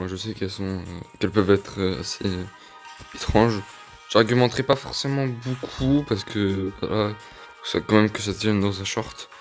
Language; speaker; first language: French; native; French